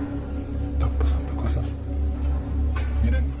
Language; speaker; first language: Spanish; native; Spanish